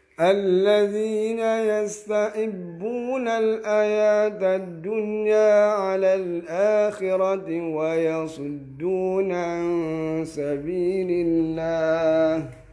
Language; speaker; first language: Arabic; non-native, learner; Indonesian